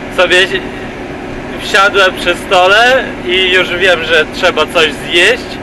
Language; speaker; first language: Polish; non-native, fluent; Ukrainian